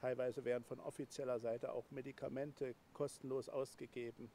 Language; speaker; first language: German; native; German